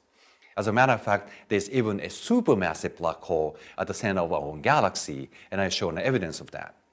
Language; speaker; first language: English; non-native, fluent; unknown